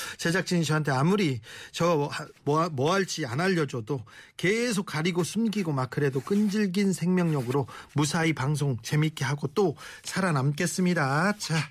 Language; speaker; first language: Korean; native; Korean